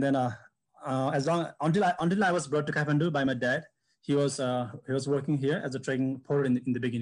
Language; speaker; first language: English; non-native, local second language; Sherpa